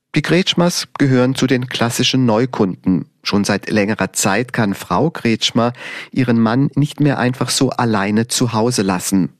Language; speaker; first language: German; native; German